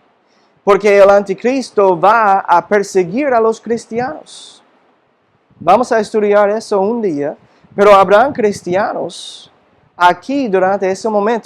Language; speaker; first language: Spanish; non-native, fluent; English